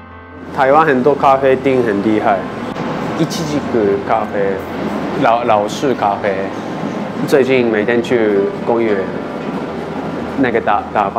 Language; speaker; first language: Chinese; non-native, fluent; Japanese